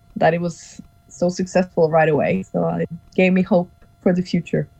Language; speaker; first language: English; non-native, fluent; Norwegian